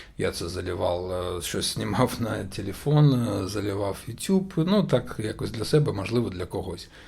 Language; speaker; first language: Ukrainian; non-native, local second language; Russian